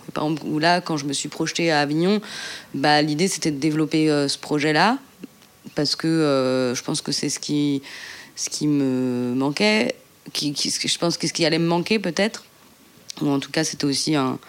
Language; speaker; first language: French; native; French